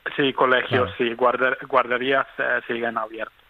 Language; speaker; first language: Spanish; non-native, fluent; Finnish